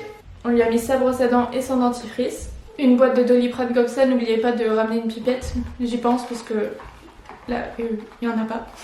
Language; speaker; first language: French; native; French